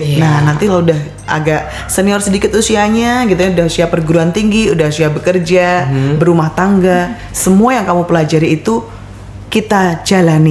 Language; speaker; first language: Indonesian; native; Indonesian